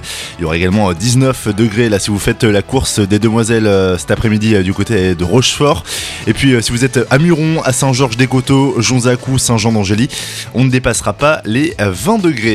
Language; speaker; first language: French; native; French